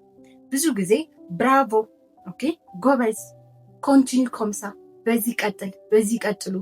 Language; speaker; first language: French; non-native, fluent; Amharic